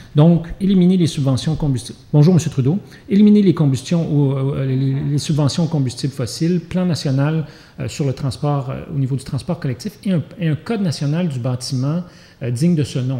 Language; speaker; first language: French; native; French